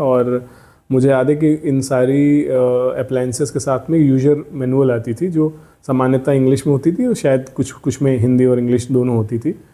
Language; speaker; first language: Hindi; native; Hindi